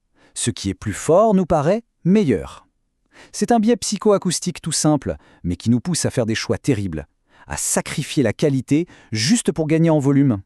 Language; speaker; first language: French; native; French